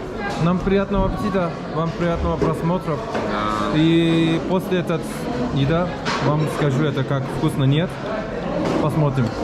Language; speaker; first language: Russian; non-native, learner; Turkish